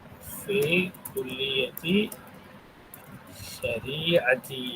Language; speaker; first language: Arabic; non-native, fluent; Tamil